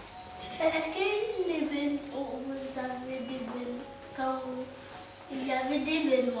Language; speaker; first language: French; native; French